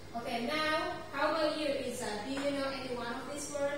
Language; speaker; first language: English; non-native, fluent; Indonesian